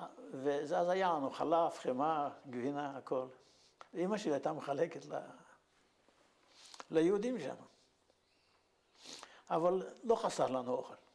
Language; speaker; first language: Hebrew; non-native, fluent; Yiddish